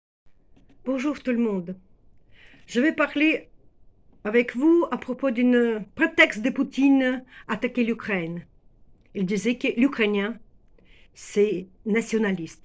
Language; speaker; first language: French; non-native, fluent; Ukrainian